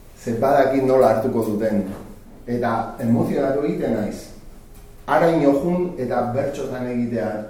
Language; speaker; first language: Basque; non-native, local second language; Spanish